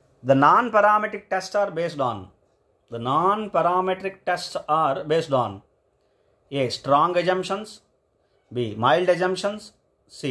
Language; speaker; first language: English; non-native, local second language; Telugu